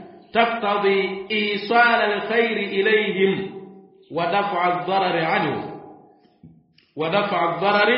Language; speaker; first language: Arabic; non-native, fluent; Swahili